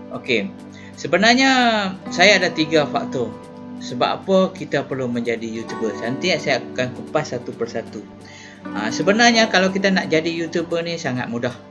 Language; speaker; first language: Malay; native; Malay